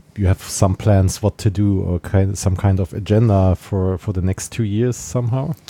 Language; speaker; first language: English; non-native, fluent; German